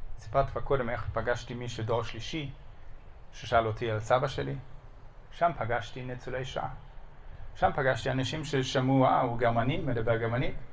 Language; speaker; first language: Hebrew; non-native, fluent; German